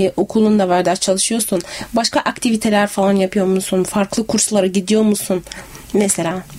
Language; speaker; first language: Turkish; native; Turkish